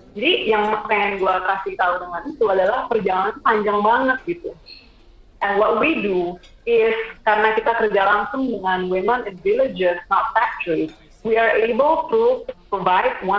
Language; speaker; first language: Indonesian; native; Indonesian